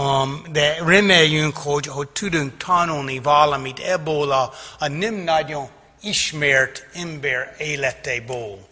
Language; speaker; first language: Hungarian; non-native, fluent; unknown